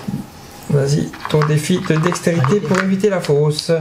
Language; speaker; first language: French; native; French